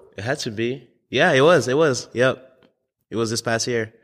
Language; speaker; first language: English; non-native, fluent; French